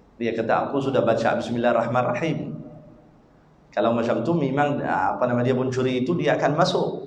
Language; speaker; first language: Malay; non-native, fluent; Arabic